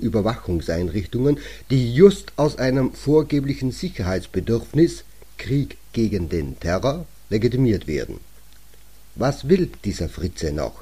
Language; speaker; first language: German; native; German